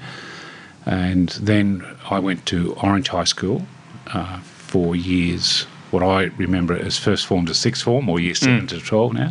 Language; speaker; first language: English; native; English